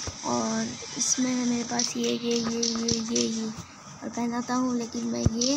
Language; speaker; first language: Hindi; non-native, local second language; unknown